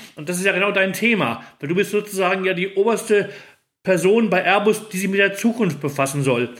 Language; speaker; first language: German; native; German